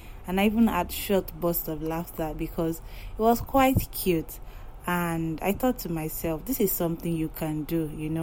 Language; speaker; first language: English; non-native, local second language; Yoruba